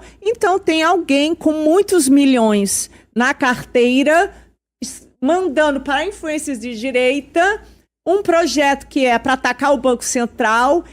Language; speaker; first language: Portuguese; native; Portuguese